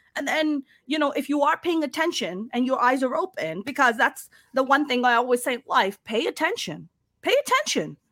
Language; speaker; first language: English; non-native, local second language; Urdu